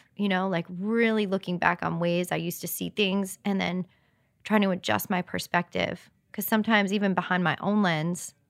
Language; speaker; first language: English; native; English